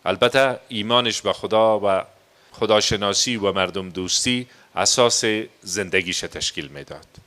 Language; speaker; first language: Persian; native; Persian